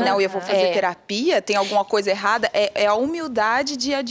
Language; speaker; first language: Portuguese; native; Portuguese